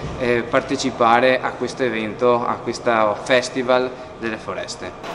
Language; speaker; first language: Italian; native; Italian